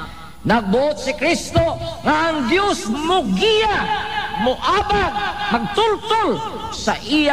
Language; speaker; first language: Cebuano; native; Cebuano